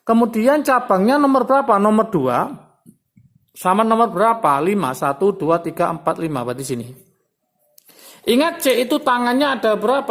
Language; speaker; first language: Indonesian; native; Indonesian